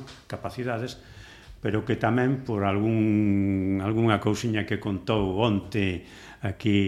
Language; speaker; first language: Galician; native; Galician